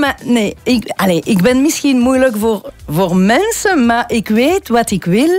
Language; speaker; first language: Dutch; non-native, local second language; French